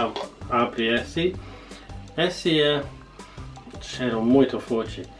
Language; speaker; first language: Portuguese; non-native, learner; English